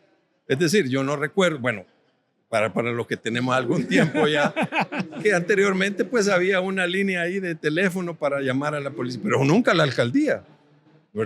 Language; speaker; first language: Spanish; native; Spanish